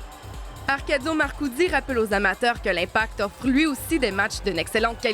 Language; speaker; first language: French; native; French